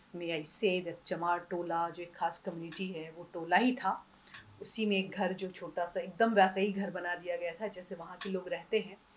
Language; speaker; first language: Hindi; native; Hindi